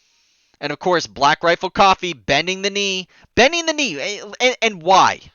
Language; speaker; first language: English; native; English